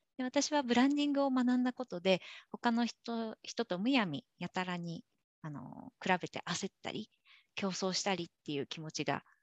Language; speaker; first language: Japanese; native; Japanese